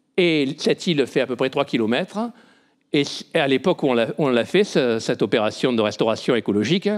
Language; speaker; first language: French; native; French